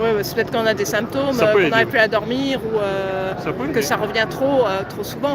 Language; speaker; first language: French; native; French